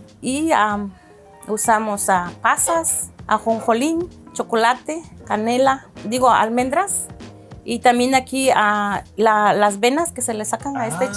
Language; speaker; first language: Spanish; native; Spanish